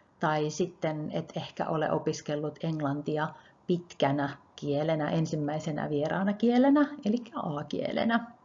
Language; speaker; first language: Finnish; native; Finnish